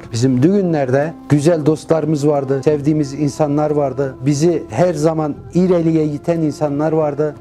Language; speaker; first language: Turkish; early bilingual, heritage; Turkish